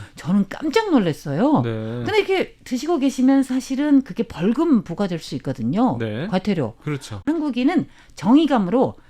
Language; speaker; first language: Korean; non-native, fluent; Chinese